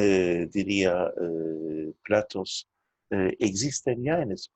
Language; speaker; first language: Spanish; non-native, fluent; Turkish